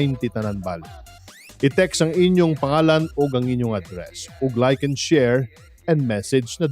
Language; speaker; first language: Cebuano; native; Cebuano